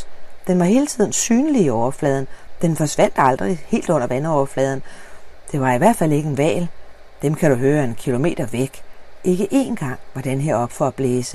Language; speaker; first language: Danish; native; Danish